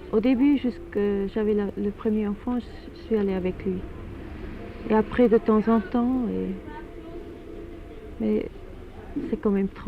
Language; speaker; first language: French; non-native, fluent; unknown